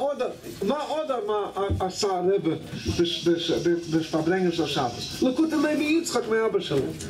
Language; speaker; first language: Hebrew; non-native, fluent; English